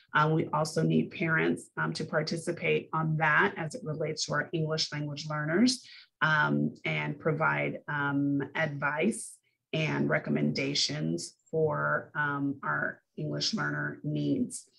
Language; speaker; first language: English; native; English